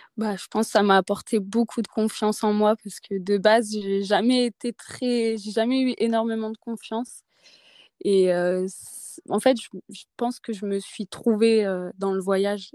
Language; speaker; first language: French; native; French